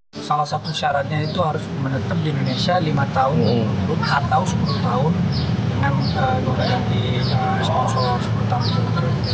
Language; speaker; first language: Indonesian; non-native, fluent; Dutch